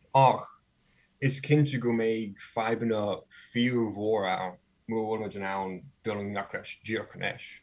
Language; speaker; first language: Irish; non-native, fluent; English